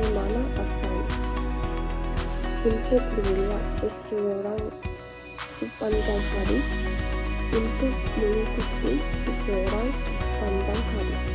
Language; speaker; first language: Indonesian; non-native, learner; Korean